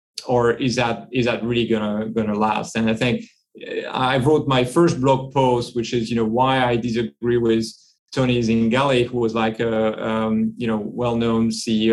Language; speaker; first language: English; non-native, fluent; French